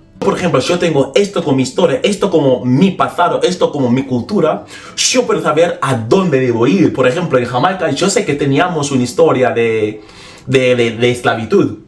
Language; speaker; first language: Spanish; non-native, fluent; English